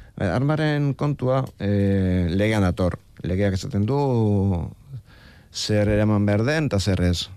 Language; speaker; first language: Basque; native; Basque